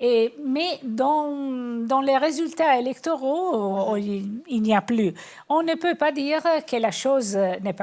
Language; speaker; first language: French; non-native, fluent; Italian